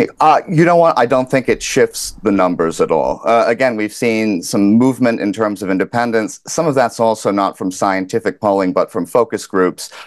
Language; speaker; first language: English; native; English